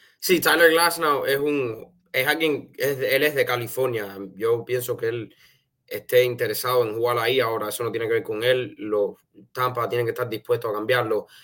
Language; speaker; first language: Spanish; early bilingual, heritage; Spanish